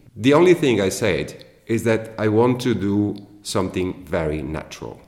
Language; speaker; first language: English; non-native, fluent; Italian